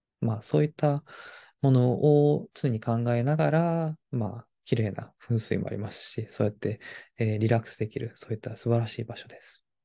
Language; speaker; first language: Japanese; non-native, fluent; Korean